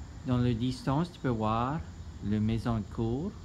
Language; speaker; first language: French; non-native, learner; English